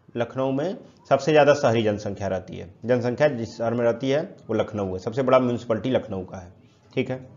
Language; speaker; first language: Hindi; native; Hindi